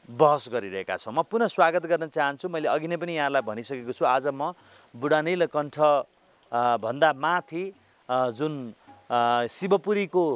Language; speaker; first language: Nepali; native; Nepali